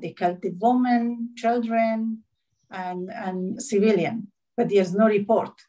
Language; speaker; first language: English; non-native, learner; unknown